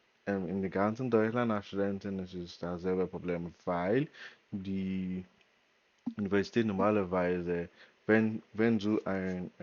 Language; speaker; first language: German; non-native, learner; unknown